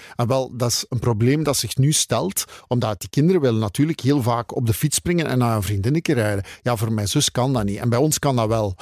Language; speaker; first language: Dutch; native; Dutch